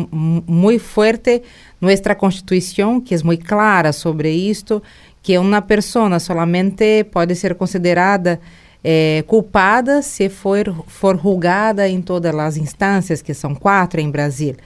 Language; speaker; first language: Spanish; non-native, learner; Portuguese